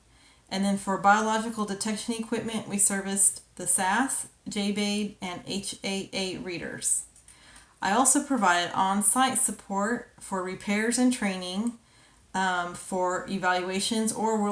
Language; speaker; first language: English; native; English